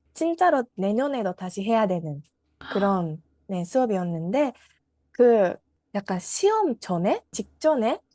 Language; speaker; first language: Korean; non-native, fluent; Japanese